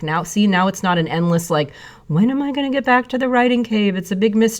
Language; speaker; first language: English; native; English